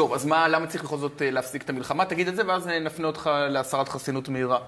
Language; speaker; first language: Hebrew; native; Hebrew